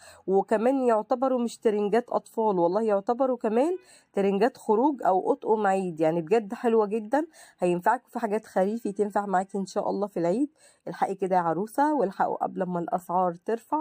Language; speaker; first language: Arabic; native; Arabic